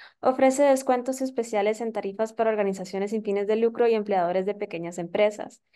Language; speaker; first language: Spanish; native; Spanish